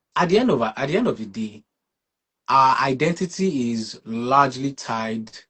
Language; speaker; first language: English; non-native, local second language; Yoruba